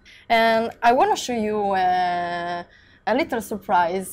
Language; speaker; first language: English; non-native, learner; Italian